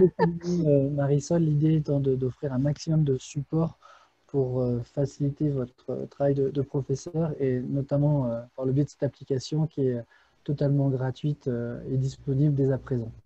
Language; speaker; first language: French; native; French